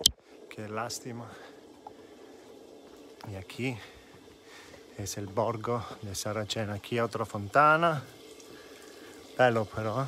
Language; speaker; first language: Spanish; non-native, fluent; Italian